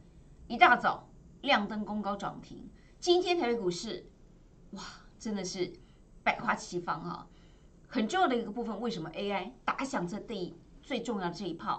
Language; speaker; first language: Chinese; native; Chinese